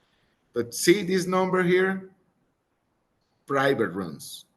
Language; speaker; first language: English; non-native, fluent; Spanish